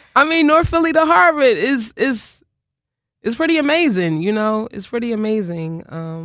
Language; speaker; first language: English; native; English